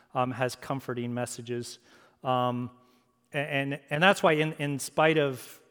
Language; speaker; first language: English; native; English